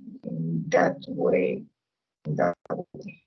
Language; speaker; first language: English; non-native, fluent; Spanish